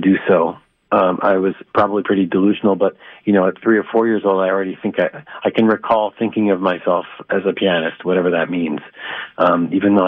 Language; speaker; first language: English; native; English